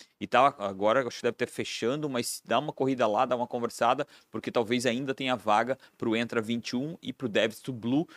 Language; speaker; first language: Portuguese; native; Portuguese